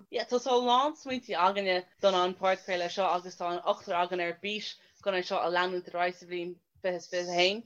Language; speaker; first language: Irish; non-native, local second language; English